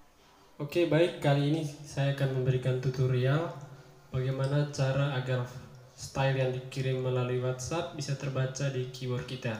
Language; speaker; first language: Indonesian; native; Indonesian